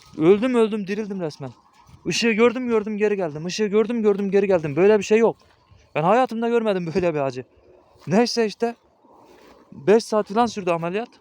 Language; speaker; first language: Turkish; native; Turkish